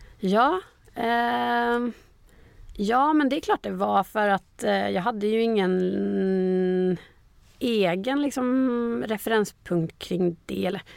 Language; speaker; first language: Swedish; native; Swedish